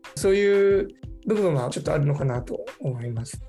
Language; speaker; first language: Japanese; non-native, fluent; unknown